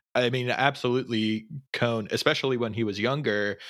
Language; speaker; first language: English; native; English